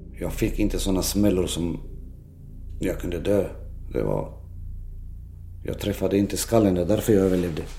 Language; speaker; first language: Swedish; non-native, local second language; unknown